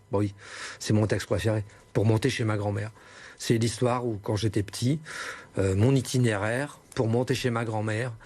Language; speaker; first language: French; native; French